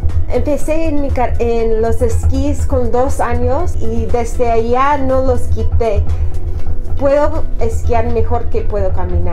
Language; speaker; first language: Spanish; non-native, fluent; English